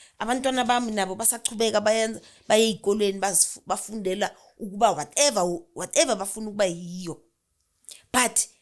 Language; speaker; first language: Zulu; non-native, local second language; Southern Sotho